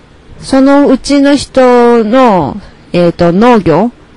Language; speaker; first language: Japanese; non-native, learner; Chinese